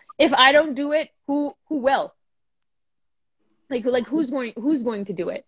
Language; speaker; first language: English; early bilingual, other home language; Punjabi